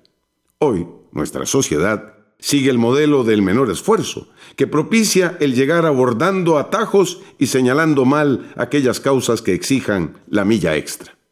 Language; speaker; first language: Spanish; native; Spanish